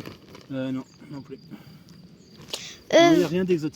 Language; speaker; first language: French; native; French